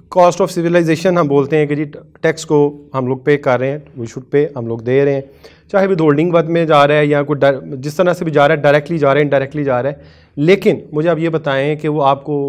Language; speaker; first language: Urdu; non-native, local second language; Punjabi